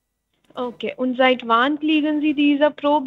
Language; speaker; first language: German; non-native, learner; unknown